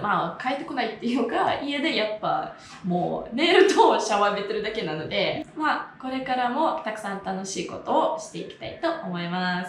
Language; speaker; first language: Japanese; non-native, fluent; Russian